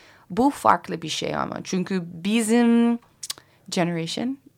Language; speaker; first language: Turkish; non-native, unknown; English